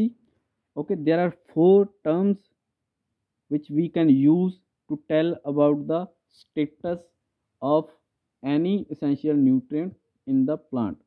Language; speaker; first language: English; non-native, local second language; Punjabi